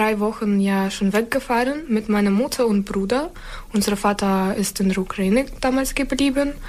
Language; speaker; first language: German; non-native, fluent; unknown